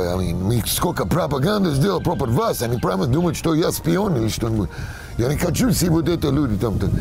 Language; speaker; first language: Russian; non-native, learner; English